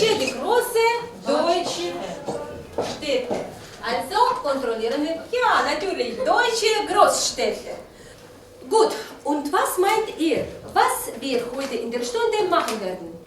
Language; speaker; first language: German; non-native, fluent; Russian